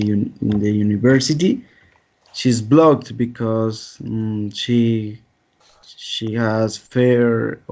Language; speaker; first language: English; non-native, learner; Spanish